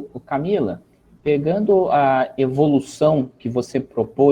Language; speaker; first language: Portuguese; native; Portuguese